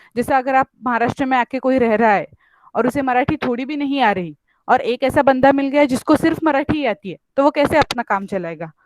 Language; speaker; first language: Hindi; non-native, local second language; Marathi